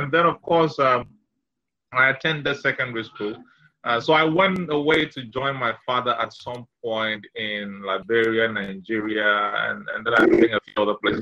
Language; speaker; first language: English; non-native, local second language; Ewe